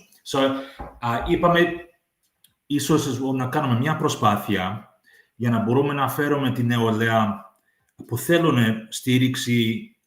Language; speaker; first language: Greek; early bilingual, heritage; English